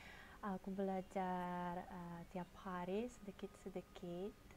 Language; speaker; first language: Indonesian; non-native, learner; Polish